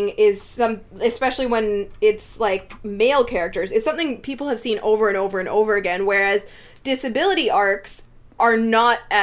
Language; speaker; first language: English; native; English